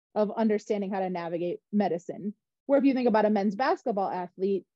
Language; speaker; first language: English; native; English